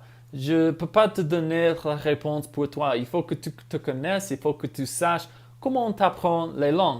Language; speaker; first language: French; non-native, fluent; English